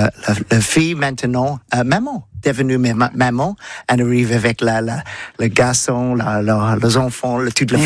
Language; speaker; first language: French; non-native, learner; English